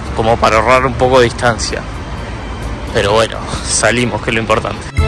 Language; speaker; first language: Spanish; native; Spanish